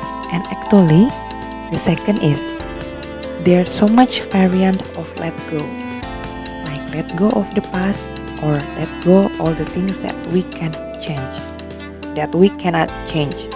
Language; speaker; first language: English; non-native, learner; Indonesian